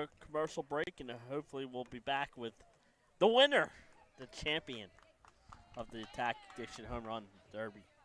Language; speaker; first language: English; native; English